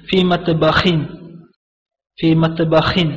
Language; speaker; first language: Arabic; non-native, fluent; Malayalam